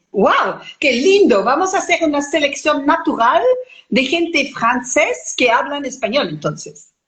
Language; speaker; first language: Spanish; non-native, fluent; French